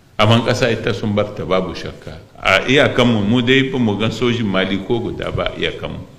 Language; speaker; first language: Hausa; non-native, local second language; Arabic